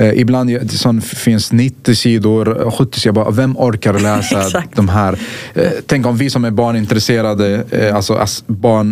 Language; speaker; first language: Swedish; non-native, fluent; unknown